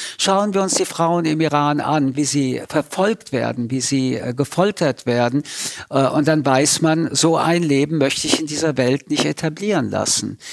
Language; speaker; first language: German; early bilingual, other home language; French